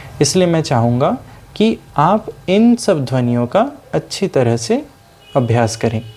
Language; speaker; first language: Hindi; non-native, local second language; Sindhi